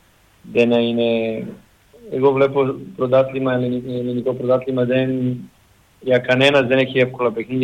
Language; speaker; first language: Greek; non-native, learner; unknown